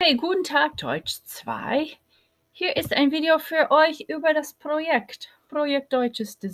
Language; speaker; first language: German; non-native, fluent; English